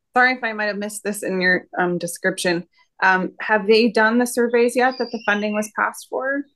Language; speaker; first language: English; native; English